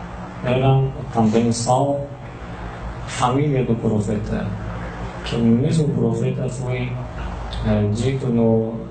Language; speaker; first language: Portuguese; non-native, learner; Persian